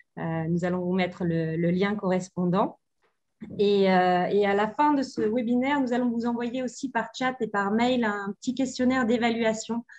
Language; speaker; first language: French; native; French